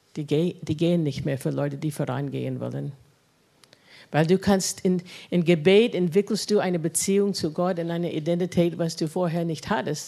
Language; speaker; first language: German; non-native, fluent; English